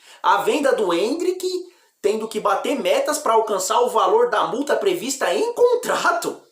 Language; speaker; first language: Portuguese; native; Portuguese